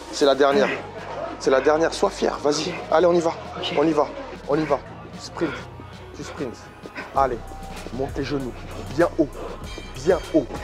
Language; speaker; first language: French; native; French